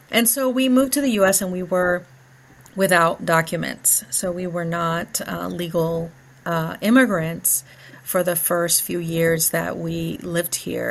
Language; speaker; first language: English; early bilingual, other home language; Spanish